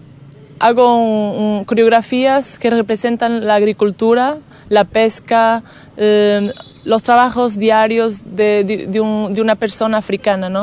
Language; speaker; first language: Spanish; non-native, fluent; Portuguese